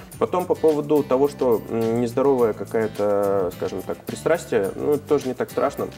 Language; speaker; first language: Russian; native; Russian